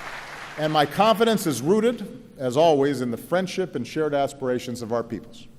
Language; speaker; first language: English; native; English